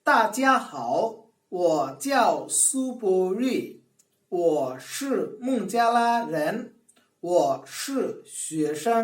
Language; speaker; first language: Chinese; non-native, learner; Bangla